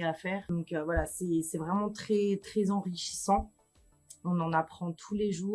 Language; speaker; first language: French; native; French